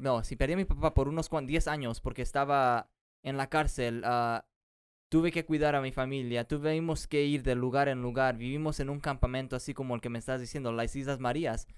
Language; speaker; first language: Spanish; early bilingual, heritage; Spanish